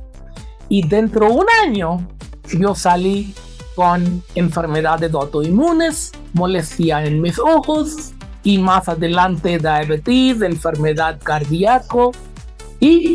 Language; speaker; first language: Spanish; non-native, fluent; Hindi